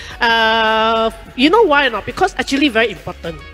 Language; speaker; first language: English; non-native, local second language; Chinese